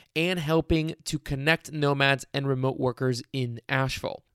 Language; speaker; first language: English; native; English